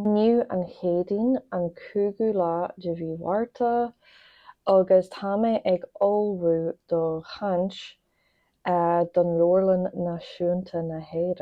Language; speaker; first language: Irish; non-native, local second language; English